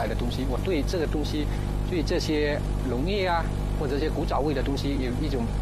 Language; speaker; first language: Chinese; native; Chinese